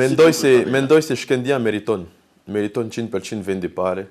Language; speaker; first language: Albanian; non-native, learner; French